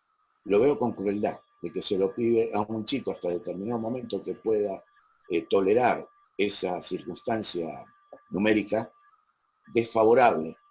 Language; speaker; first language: Spanish; native; Spanish